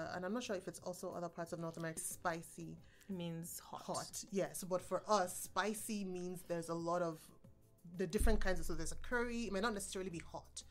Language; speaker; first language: English; non-native, local second language; Igbo